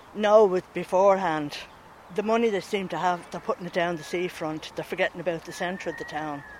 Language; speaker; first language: English; native; English